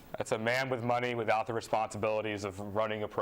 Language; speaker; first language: English; native; English